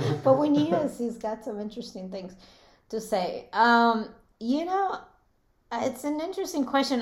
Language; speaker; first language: English; early bilingual, other home language; Latvian